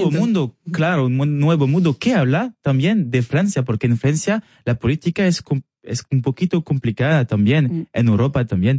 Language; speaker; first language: Spanish; non-native, learner; French